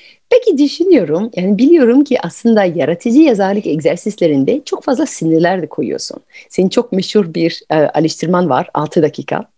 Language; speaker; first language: Turkish; non-native, fluent; French